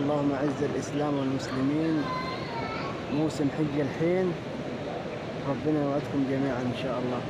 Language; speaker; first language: Arabic; native; Arabic